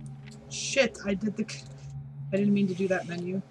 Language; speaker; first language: English; native; English